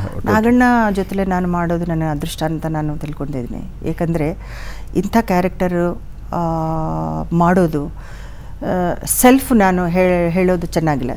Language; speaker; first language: Kannada; non-native, learner; Telugu